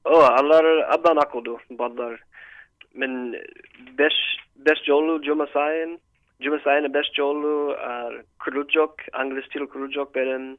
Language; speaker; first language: Kyrgyz; non-native, learner; English